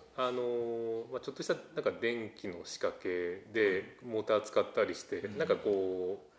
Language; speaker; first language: Japanese; native; Japanese